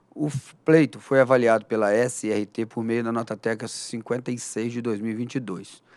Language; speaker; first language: Portuguese; native; Portuguese